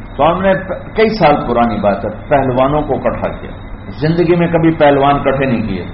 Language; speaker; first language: Urdu; native; Urdu